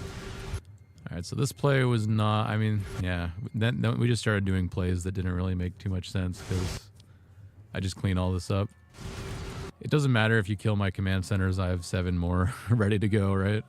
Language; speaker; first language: English; native; English